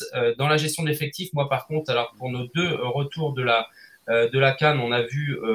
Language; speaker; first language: French; native; French